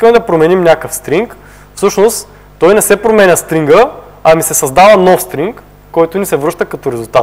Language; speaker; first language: Bulgarian; native; Bulgarian